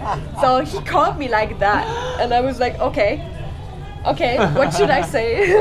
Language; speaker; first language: English; non-native, fluent; German